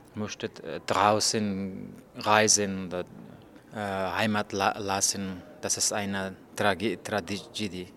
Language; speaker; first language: German; non-native, learner; Persian